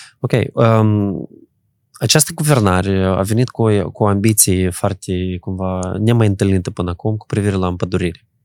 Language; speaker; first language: Romanian; native; Romanian